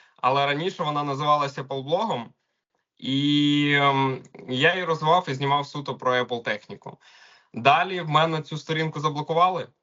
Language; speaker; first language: Ukrainian; non-native, local second language; Russian